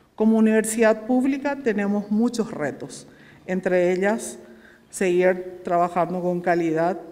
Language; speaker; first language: Spanish; native; Spanish